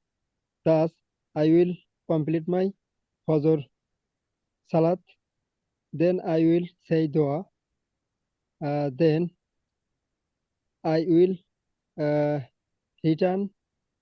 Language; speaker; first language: English; non-native, learner; Bangla